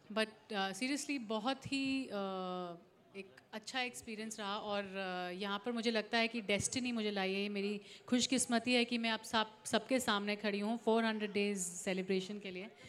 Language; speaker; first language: Hindi; native; Hindi